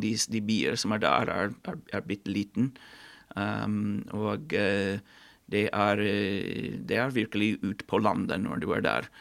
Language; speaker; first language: Norwegian; non-native, fluent; English